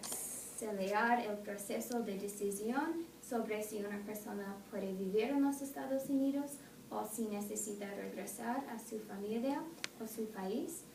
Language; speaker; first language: Spanish; non-native, learner; English